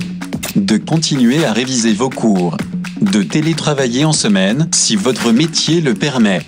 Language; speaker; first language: French; native; French